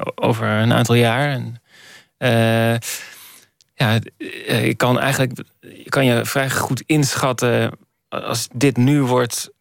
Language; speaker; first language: Dutch; native; Dutch